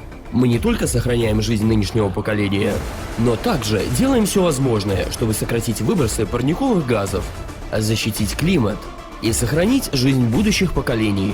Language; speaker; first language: Russian; native; Russian